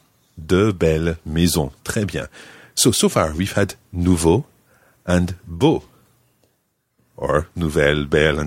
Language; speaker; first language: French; non-native, fluent; English